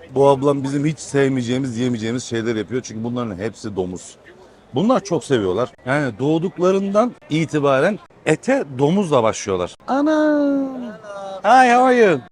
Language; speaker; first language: Turkish; native; Turkish